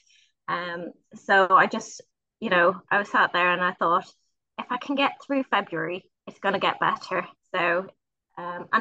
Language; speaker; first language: English; native; English